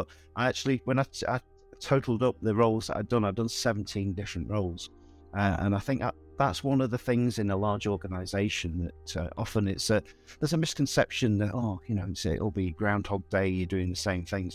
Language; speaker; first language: English; native; English